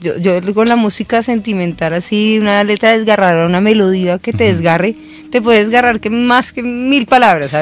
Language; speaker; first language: Spanish; native; Spanish